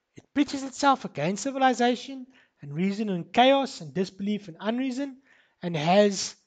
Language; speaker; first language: English; non-native, local second language; Afrikaans